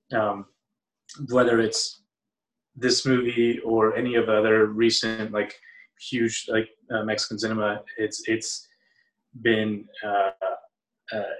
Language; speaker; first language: English; early bilingual, other home language; Spanish